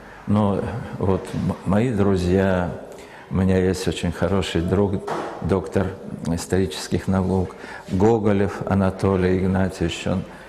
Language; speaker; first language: Russian; native; Russian